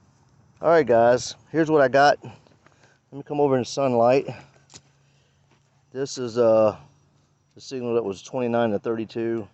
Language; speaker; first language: English; native; English